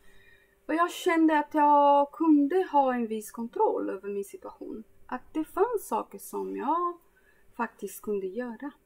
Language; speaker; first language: Swedish; non-native, fluent; Portuguese